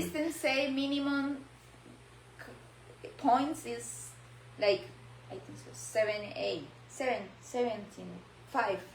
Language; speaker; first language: English; non-native, learner; Spanish